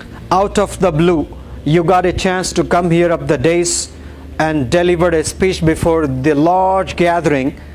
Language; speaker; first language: English; non-native, local second language; Urdu